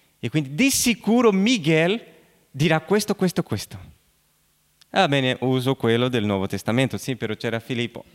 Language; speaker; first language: Italian; non-native, fluent; Portuguese